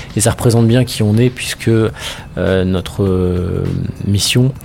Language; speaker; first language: French; native; French